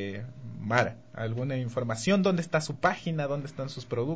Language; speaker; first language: Spanish; native; Spanish